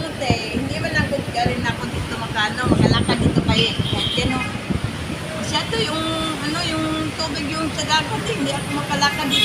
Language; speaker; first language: Filipino; non-native, local second language; Cebuano